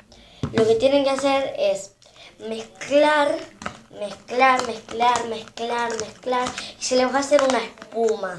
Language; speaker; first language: Spanish; native; Spanish